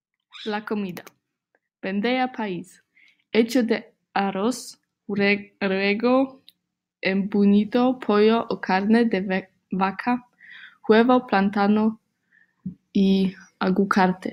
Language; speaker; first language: Spanish; non-native, learner; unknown